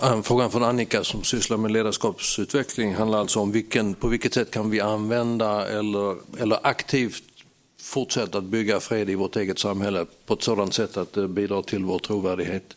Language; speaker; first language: Swedish; native; Swedish